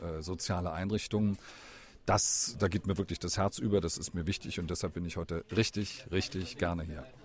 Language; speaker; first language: German; native; German